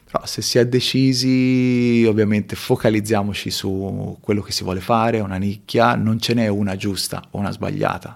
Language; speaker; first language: Italian; early bilingual, other home language; Spanish